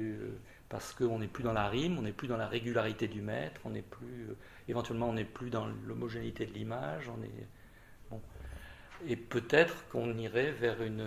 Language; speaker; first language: French; native; French